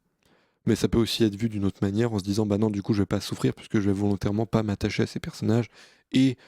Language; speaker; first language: French; native; French